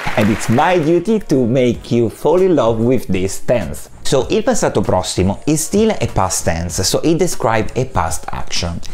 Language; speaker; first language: English; non-native, fluent; Italian